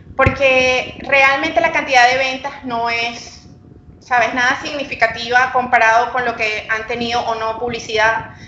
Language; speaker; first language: Spanish; native; Spanish